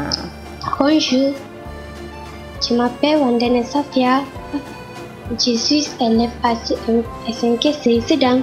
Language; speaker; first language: French; non-native, learner; Malay